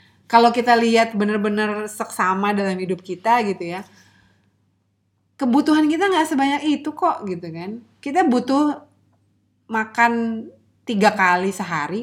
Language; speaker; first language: Indonesian; native; Indonesian